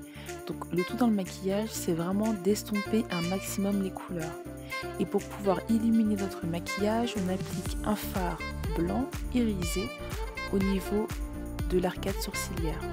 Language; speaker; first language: French; native; French